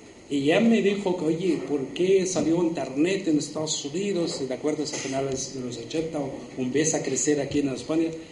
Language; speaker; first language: Spanish; non-native, fluent; Arabic